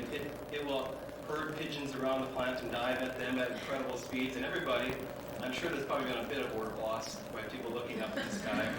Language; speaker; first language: English; native; English